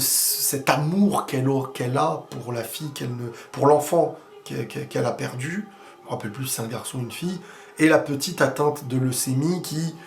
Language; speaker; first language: French; native; French